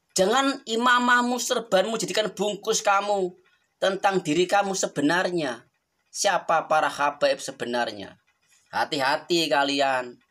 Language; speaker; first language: Indonesian; non-native, local second language; Javanese